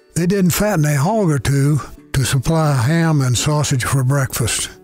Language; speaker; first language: English; native; English